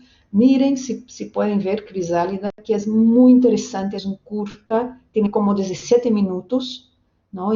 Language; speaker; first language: Spanish; non-native, fluent; Portuguese